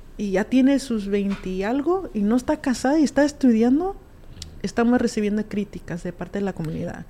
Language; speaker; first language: Spanish; early bilingual, heritage; Spanish